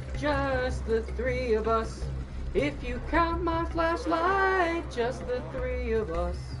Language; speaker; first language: English; native; English